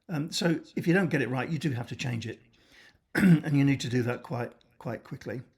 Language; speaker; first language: English; native; English